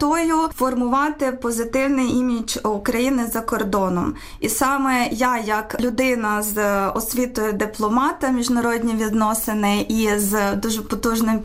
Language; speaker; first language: Ukrainian; native; Ukrainian